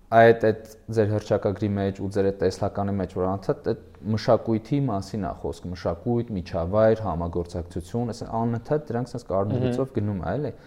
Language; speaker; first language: Armenian; native; Armenian